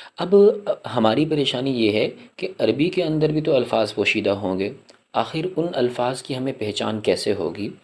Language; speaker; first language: Urdu; native; Urdu